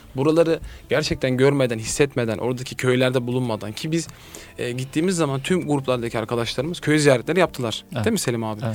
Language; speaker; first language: Turkish; native; Turkish